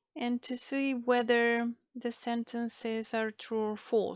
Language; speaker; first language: English; non-native, fluent; Macedonian